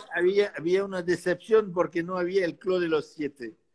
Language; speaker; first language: Spanish; non-native, fluent; French